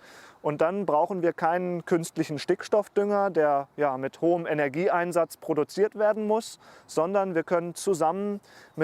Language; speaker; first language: German; native; German